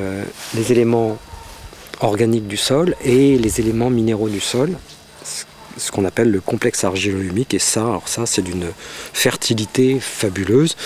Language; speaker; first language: French; native; French